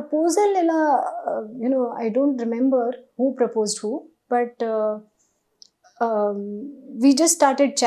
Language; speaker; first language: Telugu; non-native, learner; Hindi